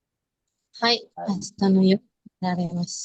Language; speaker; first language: Japanese; non-native, learner; Indonesian